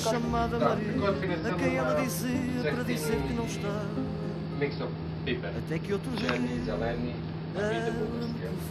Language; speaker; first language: Bulgarian; non-native, learner; Serbian